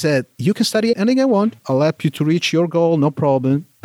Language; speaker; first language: English; non-native, fluent; Italian